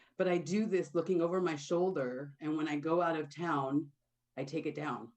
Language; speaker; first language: English; native; English